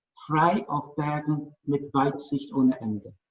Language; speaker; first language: German; non-native, fluent; English